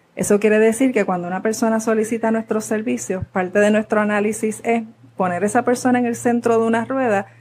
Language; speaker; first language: Spanish; native; Spanish